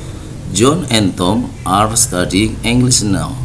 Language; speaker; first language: English; non-native, learner; Indonesian